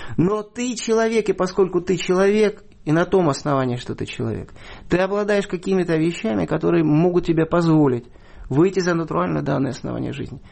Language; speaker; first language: Russian; native; Russian